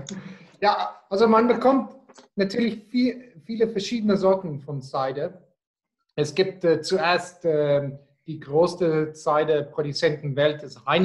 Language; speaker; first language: German; non-native, fluent; Afrikaans